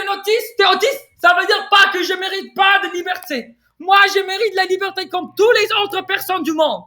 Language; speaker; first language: French; non-native, fluent; English